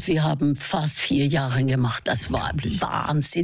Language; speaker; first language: German; non-native, fluent; Norwegian